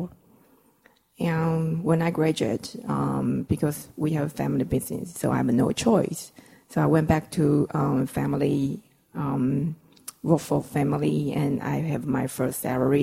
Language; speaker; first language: English; non-native, fluent; Chinese